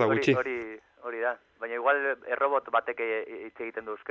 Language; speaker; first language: Basque; non-native, local second language; Spanish